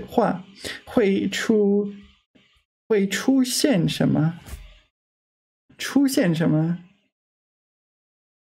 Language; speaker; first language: Chinese; non-native, learner; English